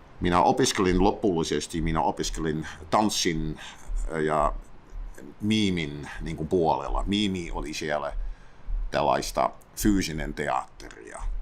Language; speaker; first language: Finnish; non-native, fluent; Dutch